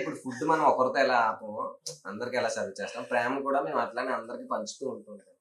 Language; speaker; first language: Telugu; native; Telugu